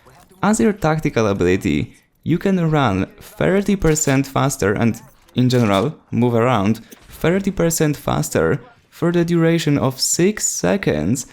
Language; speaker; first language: English; non-native, fluent; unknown